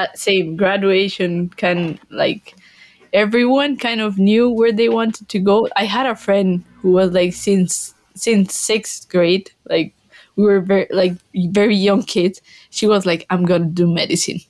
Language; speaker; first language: English; non-native, fluent; Spanish